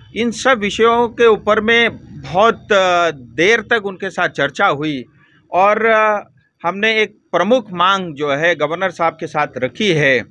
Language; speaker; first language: Hindi; non-native, local second language; Nepali